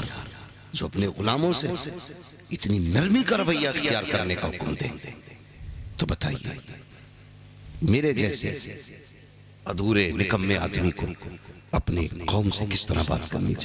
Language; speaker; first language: Hindi; native; Hindi